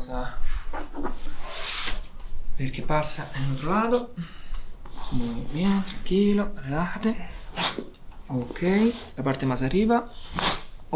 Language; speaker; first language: Spanish; non-native, fluent; Italian